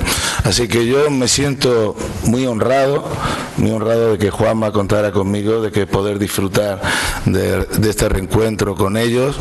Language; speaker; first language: Spanish; native; Spanish